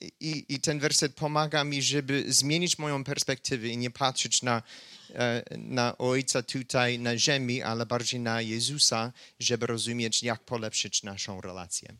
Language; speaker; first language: Polish; non-native, fluent; English